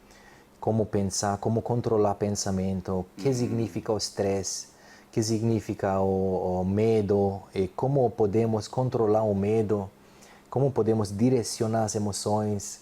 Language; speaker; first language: Portuguese; non-native, fluent; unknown